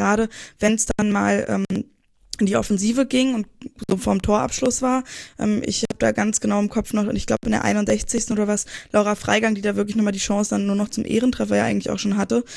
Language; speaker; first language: German; native; German